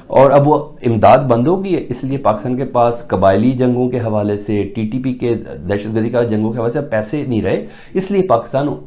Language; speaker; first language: Urdu; native; Urdu